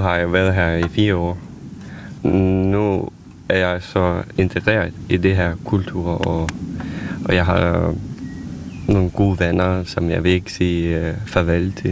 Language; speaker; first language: Danish; non-native, fluent; Ukrainian